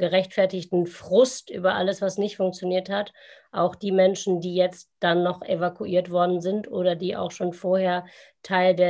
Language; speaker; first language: German; native; German